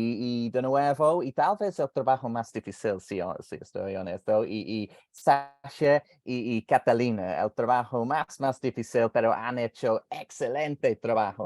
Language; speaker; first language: Spanish; non-native, fluent; English